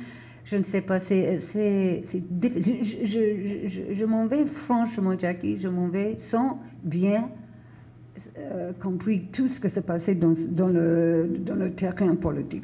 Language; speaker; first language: French; non-native, fluent; English